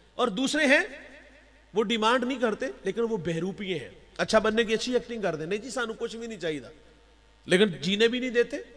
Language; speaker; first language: Urdu; non-native, local second language; Punjabi